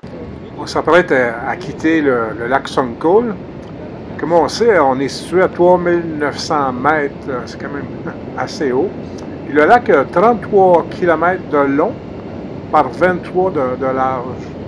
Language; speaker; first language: French; native; French